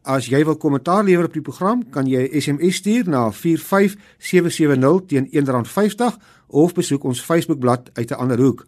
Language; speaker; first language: Afrikaans; native; Afrikaans